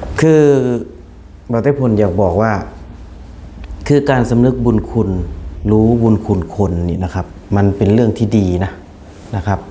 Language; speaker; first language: Thai; non-native, fluent; Khmer